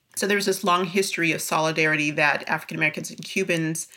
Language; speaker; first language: English; native; English